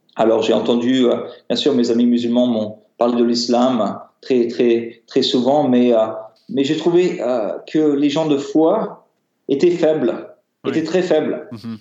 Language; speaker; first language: French; native; French